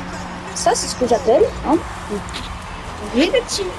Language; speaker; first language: French; native; French